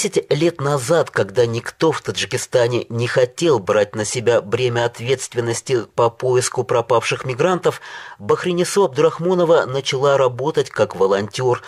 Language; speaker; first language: Russian; non-native, local second language; Tajik